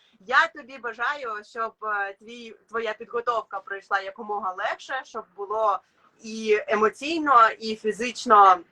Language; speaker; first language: Ukrainian; native; Ukrainian